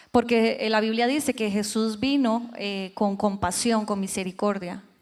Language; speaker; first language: Spanish; native; Spanish